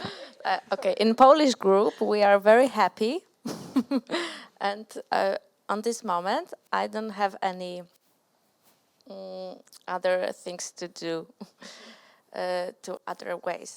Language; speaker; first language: English; non-native, learner; Polish